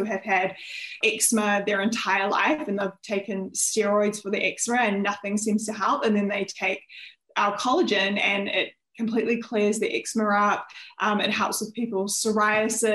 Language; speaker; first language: English; native; English